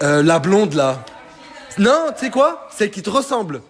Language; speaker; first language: French; native; French